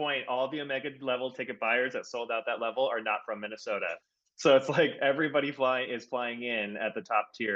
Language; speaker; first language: English; native; English